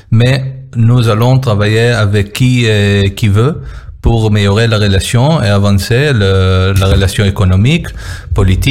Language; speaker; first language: French; non-native, learner; Hebrew